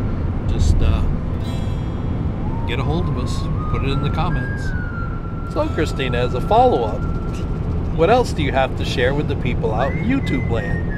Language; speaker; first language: English; native; English